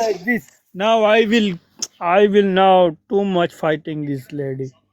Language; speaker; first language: English; non-native, learner; Hindi